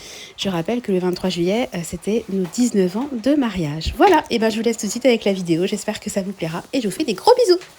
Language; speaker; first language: French; native; French